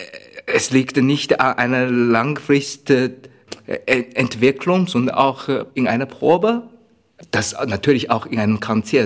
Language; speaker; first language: German; non-native, learner; Chinese